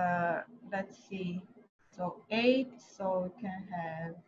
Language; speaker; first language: English; non-native, fluent; Korean